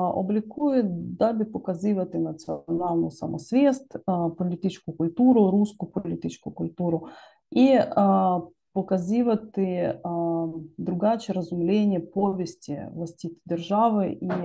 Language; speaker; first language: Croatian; non-native, learner; Ukrainian